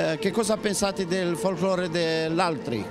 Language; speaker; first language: Italian; non-native, learner; Romanian